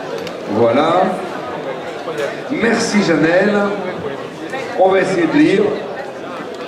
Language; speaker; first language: French; native; French